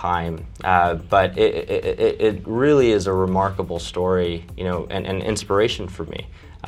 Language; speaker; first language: English; early bilingual, other home language; Chinese